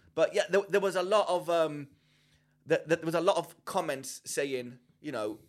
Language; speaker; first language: English; non-native, fluent; Greek